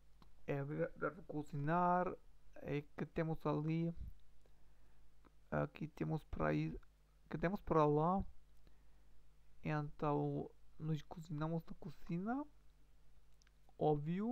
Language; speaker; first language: Portuguese; non-native, learner; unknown